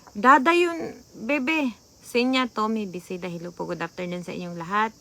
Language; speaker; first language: Filipino; non-native, local second language; Cebuano